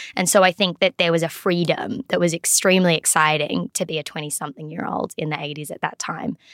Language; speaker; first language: English; native; English